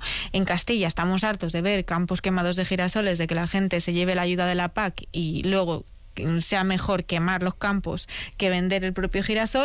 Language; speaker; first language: Spanish; native; Spanish